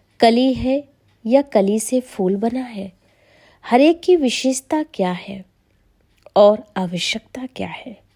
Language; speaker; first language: Hindi; native; Hindi